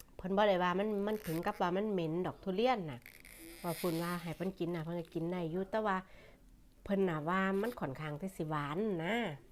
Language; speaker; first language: Thai; native; Thai